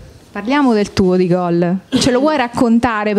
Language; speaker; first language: Italian; native; Italian